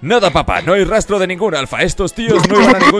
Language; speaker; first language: Spanish; native; Spanish